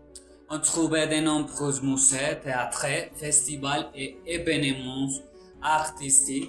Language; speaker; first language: French; non-native, learner; Spanish